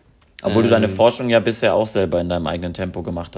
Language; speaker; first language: German; native; German